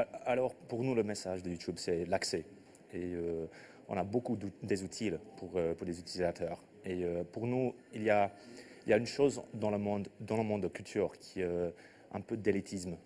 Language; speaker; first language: French; non-native, fluent; English